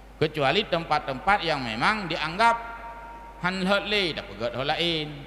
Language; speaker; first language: Malay; non-native, local second language; Achinese